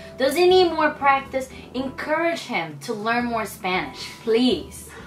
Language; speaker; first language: English; early bilingual, other home language; Spanish